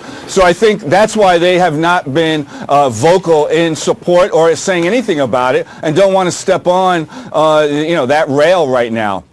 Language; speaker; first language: English; native; English